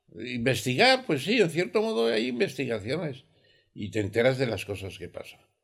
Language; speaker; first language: Spanish; native; Spanish